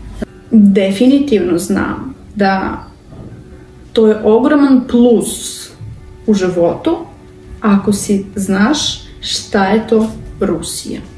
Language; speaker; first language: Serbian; non-native, learner; Russian